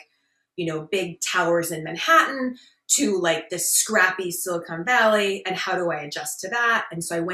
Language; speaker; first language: English; native; English